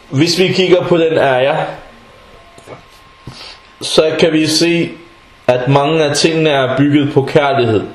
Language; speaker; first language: Danish; non-native, fluent; Arabic